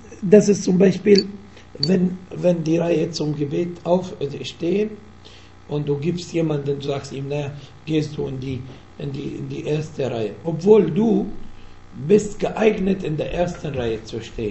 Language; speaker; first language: German; non-native, fluent; Arabic